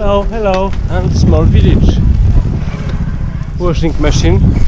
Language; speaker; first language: English; non-native, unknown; Polish